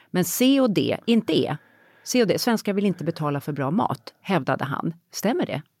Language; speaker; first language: Swedish; native; Swedish